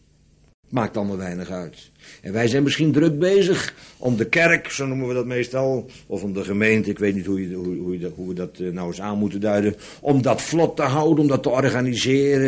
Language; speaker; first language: Dutch; native; Dutch